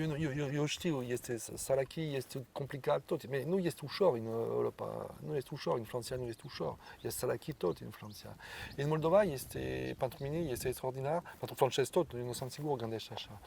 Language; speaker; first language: Romanian; non-native, learner; French